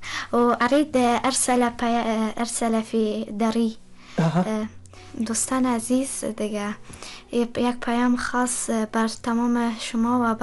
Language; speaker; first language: Arabic; non-native, learner; Persian